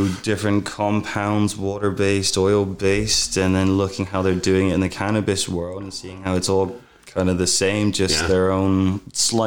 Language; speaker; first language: English; native; English